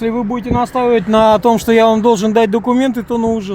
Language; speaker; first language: Russian; native; Russian